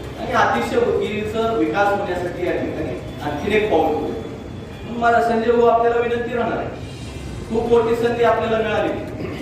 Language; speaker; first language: Marathi; native; Marathi